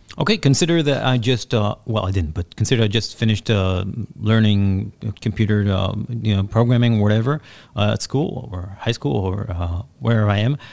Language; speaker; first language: English; non-native, fluent; Hebrew